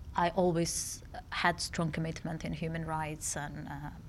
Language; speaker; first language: English; non-native, fluent; Georgian